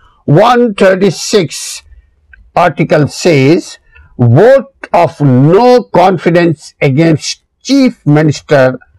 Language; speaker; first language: English; non-native, local second language; Urdu